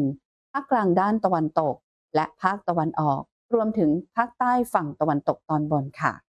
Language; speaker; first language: Thai; native; Thai